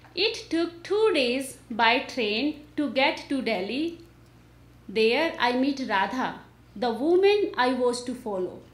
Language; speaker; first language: English; non-native, local second language; Nepali